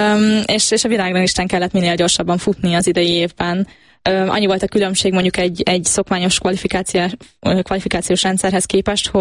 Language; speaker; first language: Hungarian; native; Hungarian